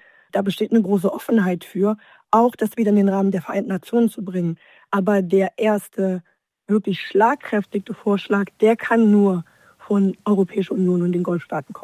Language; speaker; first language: German; native; German